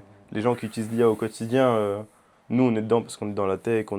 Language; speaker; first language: French; native; French